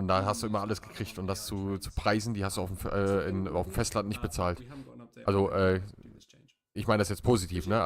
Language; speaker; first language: German; native; German